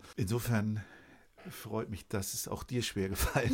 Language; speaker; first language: German; native; German